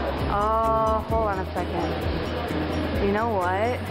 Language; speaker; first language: English; native; English